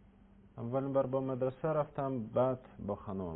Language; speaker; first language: Persian; non-native, learner; Russian